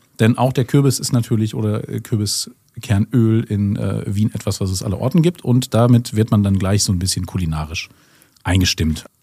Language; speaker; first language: German; native; German